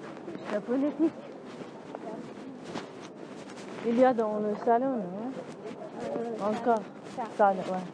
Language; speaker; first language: French; non-native, learner; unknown